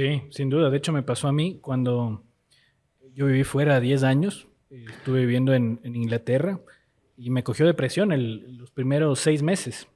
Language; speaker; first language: Spanish; native; Spanish